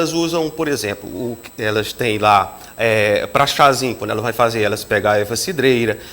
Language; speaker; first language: Portuguese; native; Portuguese